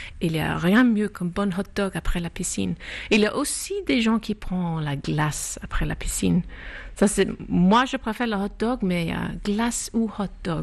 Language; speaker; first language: French; non-native, fluent; Icelandic